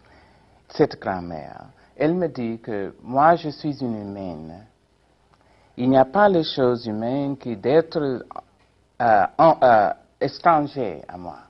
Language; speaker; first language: French; non-native, learner; English